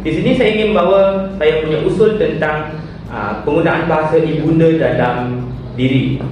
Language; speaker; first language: Malay; native; Malay